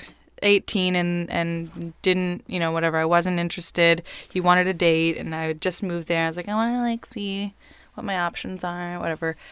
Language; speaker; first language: English; non-native, fluent; Spanish